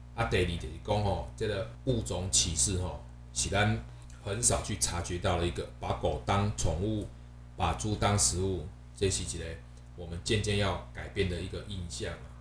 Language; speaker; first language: Chinese; native; Chinese